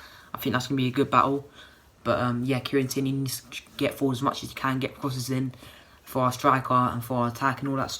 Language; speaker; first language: English; native; English